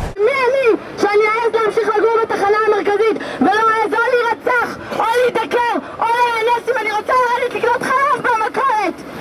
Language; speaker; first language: Hebrew; native; Hebrew